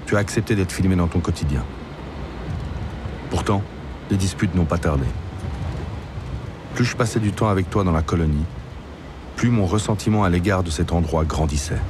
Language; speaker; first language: French; early bilingual, other home language; Arabic